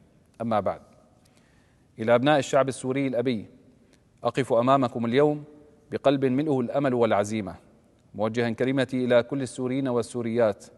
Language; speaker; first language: Arabic; native; Arabic